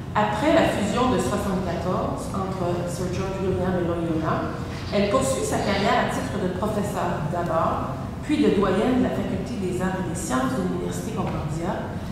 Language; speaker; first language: French; native; French